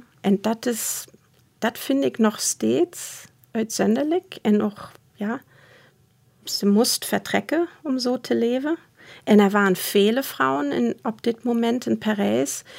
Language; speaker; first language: Dutch; non-native, fluent; German